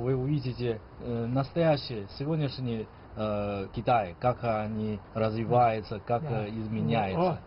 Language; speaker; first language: Russian; non-native, learner; Chinese